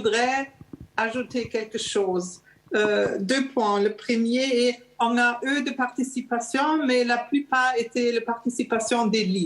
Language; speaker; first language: French; non-native, fluent; German